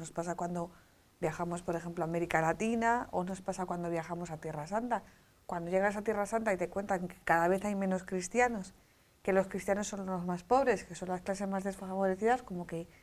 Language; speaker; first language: Spanish; native; Spanish